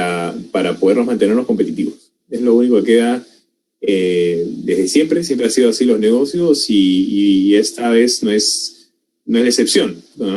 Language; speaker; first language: Spanish; native; Spanish